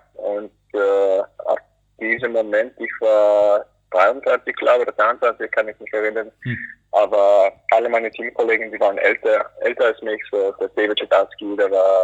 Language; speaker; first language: German; early bilingual, other home language; Greek